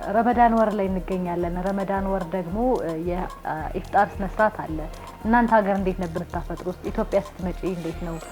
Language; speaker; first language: Amharic; native; Amharic